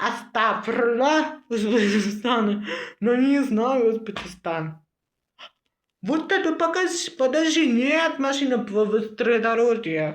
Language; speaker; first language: Russian; non-native, learner; Uzbek